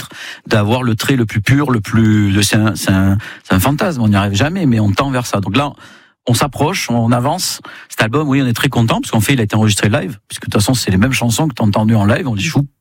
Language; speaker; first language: French; native; French